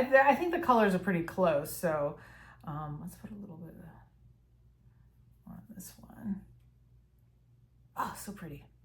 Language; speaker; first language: English; native; English